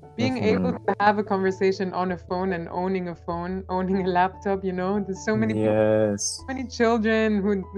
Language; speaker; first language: English; non-native, fluent; Albanian